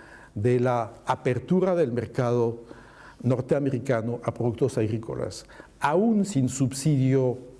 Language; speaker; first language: Spanish; non-native, fluent; French